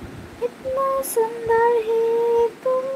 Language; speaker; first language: Hindi; non-native, local second language; Bangla